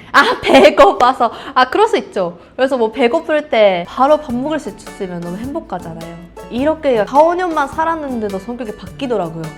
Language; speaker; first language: Korean; non-native, fluent; Japanese